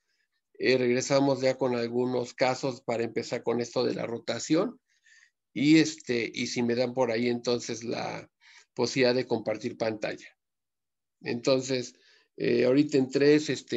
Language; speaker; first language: Spanish; native; Spanish